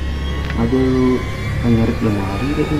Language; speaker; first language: Indonesian; non-native, local second language; Malay